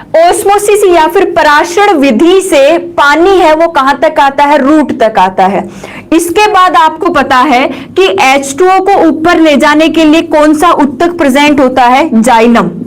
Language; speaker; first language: Hindi; native; Hindi